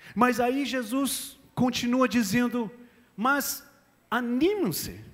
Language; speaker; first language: Portuguese; non-native, fluent; English